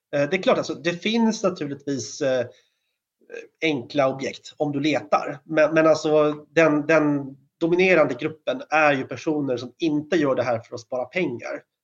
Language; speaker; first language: Swedish; native; Swedish